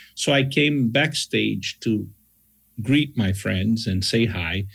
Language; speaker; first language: English; non-native, fluent; Portuguese